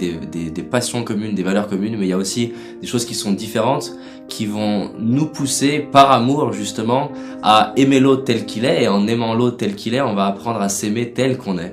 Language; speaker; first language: French; native; French